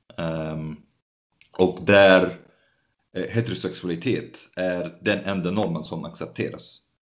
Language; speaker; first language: Swedish; non-native, fluent; Arabic